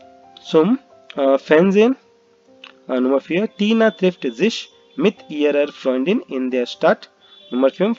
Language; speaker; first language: German; non-native, fluent; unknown